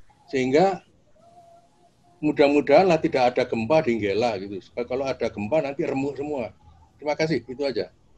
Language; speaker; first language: Indonesian; non-native, local second language; Javanese